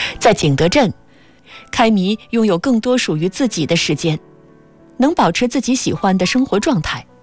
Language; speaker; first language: Chinese; native; Chinese